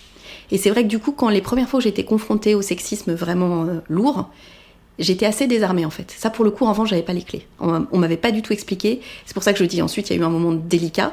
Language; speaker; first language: French; native; French